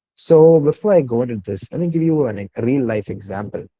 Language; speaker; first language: English; non-native, local second language; Malayalam